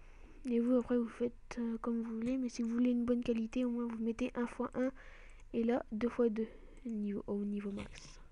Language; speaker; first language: French; native; French